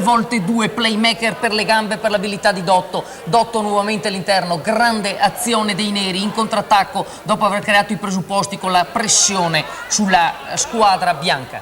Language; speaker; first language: Italian; native; Italian